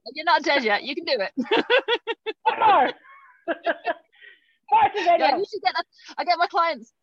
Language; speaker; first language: English; native; English